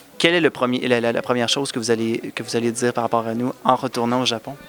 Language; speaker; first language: French; native; French